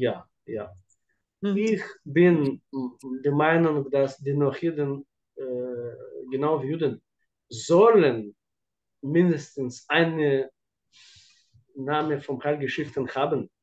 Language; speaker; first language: German; non-native, fluent; Russian